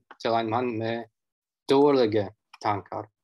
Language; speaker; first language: Norwegian; non-native, fluent; Russian